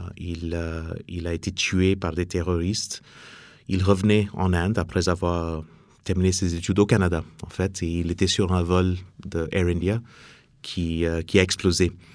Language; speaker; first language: French; non-native, fluent; English